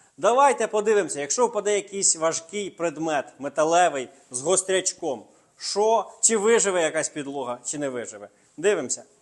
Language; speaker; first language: Ukrainian; non-native, local second language; Russian